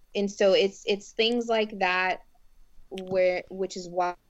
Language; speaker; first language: English; early bilingual, other home language; Spanish